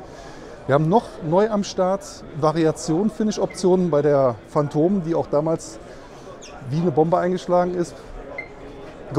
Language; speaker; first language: German; native; German